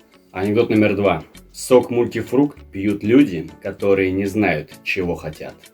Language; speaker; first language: Russian; native; Russian